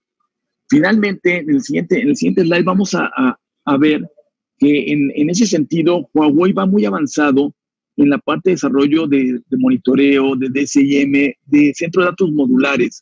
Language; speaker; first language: Spanish; native; Spanish